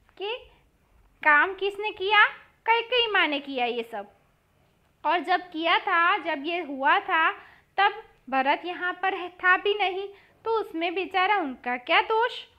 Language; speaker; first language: Hindi; non-native, local second language; Gujarati